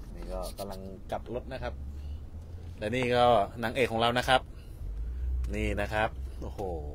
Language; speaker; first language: Thai; native; Thai